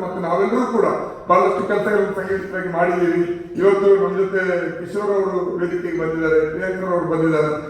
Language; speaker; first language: Kannada; non-native, local second language; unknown